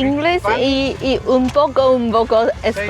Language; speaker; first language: Spanish; non-native, learner; Chinese